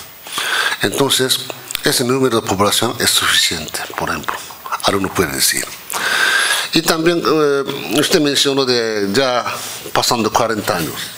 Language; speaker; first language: Spanish; non-native, fluent; Japanese